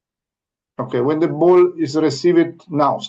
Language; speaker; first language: English; non-native, learner; Italian